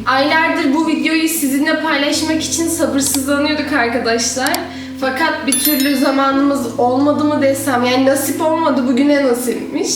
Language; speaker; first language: Turkish; native; Turkish